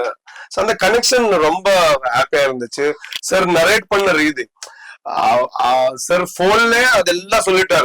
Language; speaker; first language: Tamil; non-native, learner; Tulu